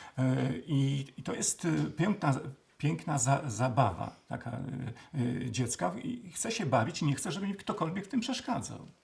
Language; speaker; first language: Polish; native; Polish